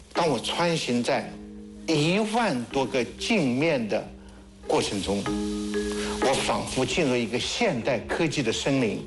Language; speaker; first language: Chinese; native; Chinese